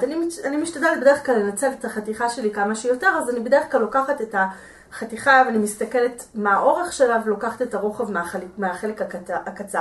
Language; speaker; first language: Hebrew; native; Hebrew